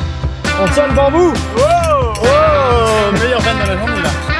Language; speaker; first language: French; native; French